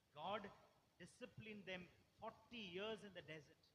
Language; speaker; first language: English; non-native, local second language; Tamil